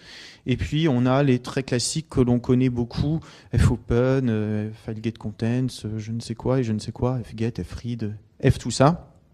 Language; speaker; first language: French; native; French